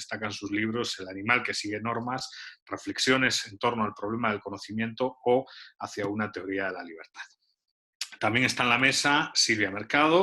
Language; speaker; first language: Spanish; native; Spanish